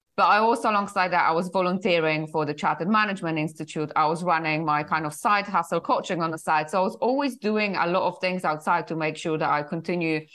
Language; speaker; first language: English; non-native, fluent; Polish